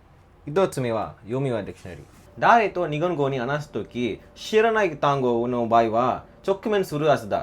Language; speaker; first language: Japanese; non-native, learner; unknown